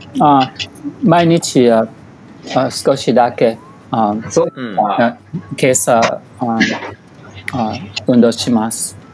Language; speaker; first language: Japanese; non-native, learner; English